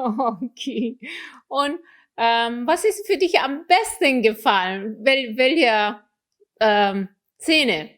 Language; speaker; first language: German; non-native, fluent; Korean